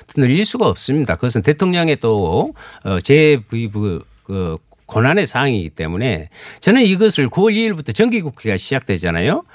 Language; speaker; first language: Korean; native; Korean